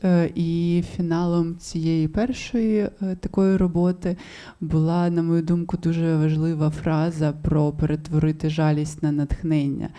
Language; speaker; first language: Ukrainian; non-native, local second language; Russian